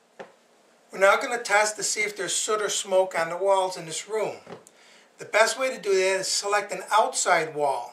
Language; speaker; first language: English; native; English